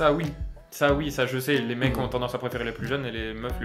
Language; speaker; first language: French; native; French